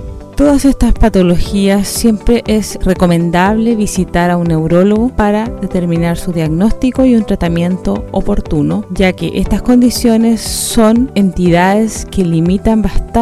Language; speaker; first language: Spanish; native; Spanish